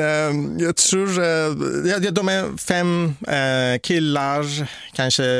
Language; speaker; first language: Swedish; non-native, fluent; Persian